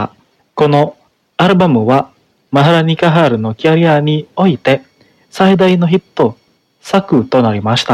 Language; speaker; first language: Japanese; non-native, fluent; Indonesian